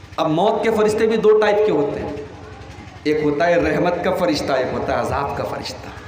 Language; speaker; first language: Urdu; native; Urdu